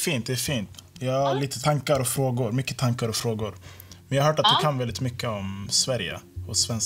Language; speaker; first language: Swedish; native; Swedish